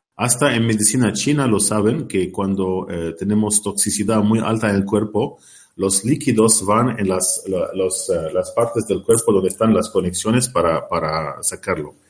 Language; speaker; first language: Spanish; non-native, learner; Arabic